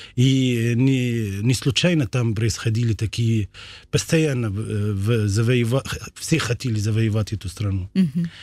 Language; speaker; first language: Russian; non-native, fluent; Arabic